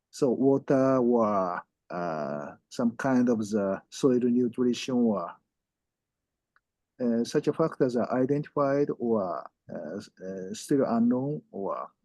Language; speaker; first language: English; non-native, fluent; Japanese